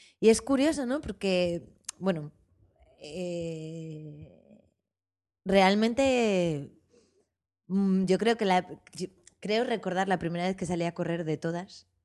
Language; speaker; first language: Spanish; native; Spanish